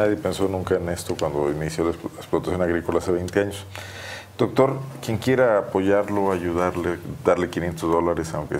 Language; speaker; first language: Spanish; native; Spanish